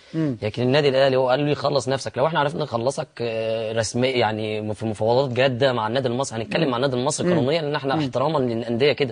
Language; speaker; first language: Arabic; native; Arabic